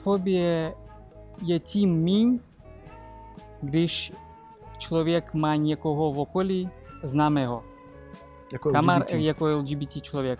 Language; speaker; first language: Czech; non-native, fluent; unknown